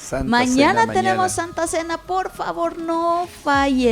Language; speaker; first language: Spanish; native; Spanish